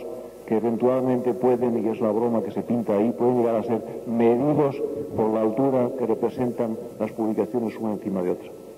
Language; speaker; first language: Spanish; native; Spanish